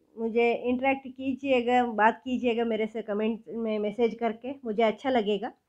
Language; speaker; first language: Hindi; non-native, local second language; Kannada